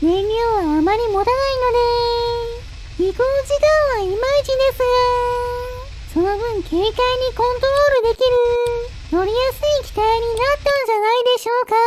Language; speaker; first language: Japanese; native; Japanese